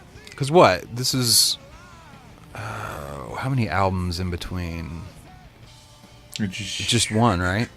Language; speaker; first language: English; native; English